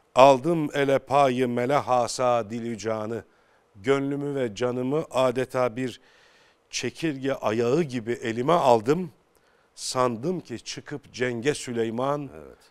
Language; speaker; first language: Turkish; native; Turkish